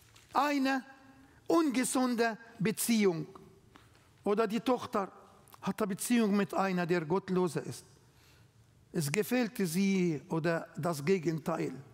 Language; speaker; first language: German; non-native, learner; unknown